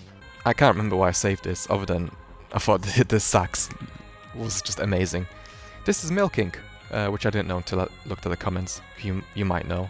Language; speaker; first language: English; native; English